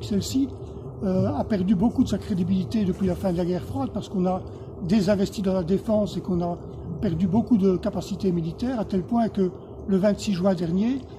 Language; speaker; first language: French; native; French